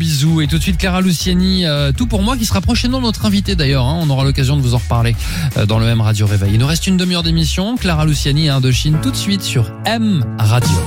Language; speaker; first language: French; native; French